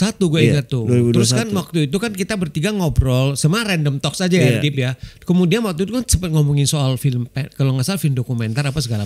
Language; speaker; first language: Indonesian; native; Indonesian